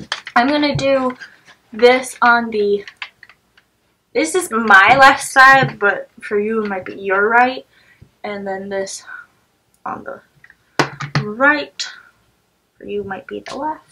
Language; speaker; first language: English; native; English